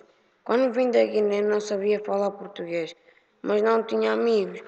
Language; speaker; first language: Portuguese; early bilingual, other home language; Upper Guinea Crioulo